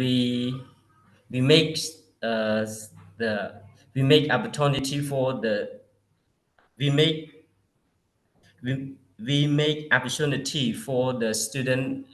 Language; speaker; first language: English; non-native, learner; Khmer